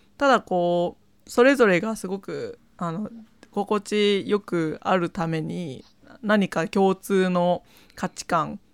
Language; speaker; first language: Japanese; non-native, fluent; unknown